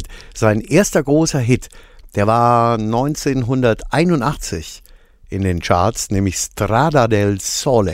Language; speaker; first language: German; native; German